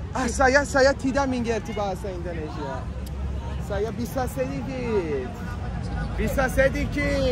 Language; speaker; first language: Indonesian; non-native, learner; Persian